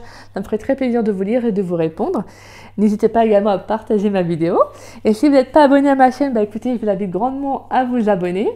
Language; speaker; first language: French; native; French